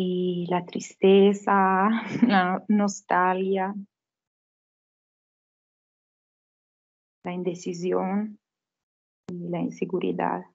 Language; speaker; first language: Spanish; non-native, fluent; Italian